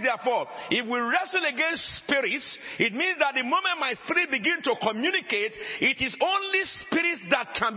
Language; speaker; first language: English; non-native, local second language; Akan